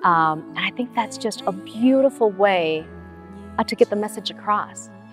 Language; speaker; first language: English; early bilingual, other home language; Vietnamese